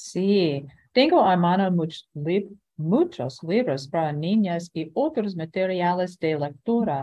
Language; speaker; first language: Spanish; non-native, fluent; English